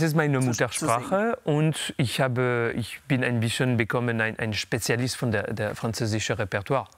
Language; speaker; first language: German; non-native, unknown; French